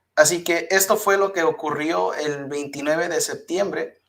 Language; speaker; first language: Spanish; early bilingual, heritage; Spanish